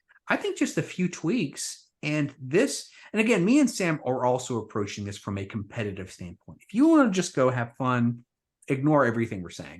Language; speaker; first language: English; native; English